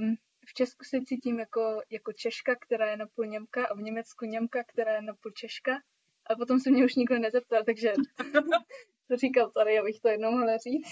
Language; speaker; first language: Czech; early bilingual, heritage; Czech